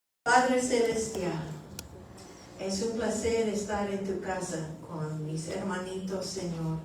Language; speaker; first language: Spanish; early bilingual, heritage; Spanish